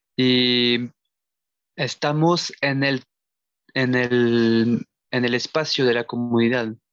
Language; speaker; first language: Spanish; non-native, fluent; French